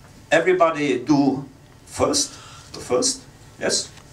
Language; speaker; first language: English; non-native, learner; Czech